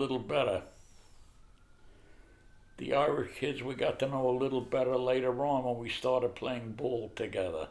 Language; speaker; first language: English; early bilingual, other home language; Yiddish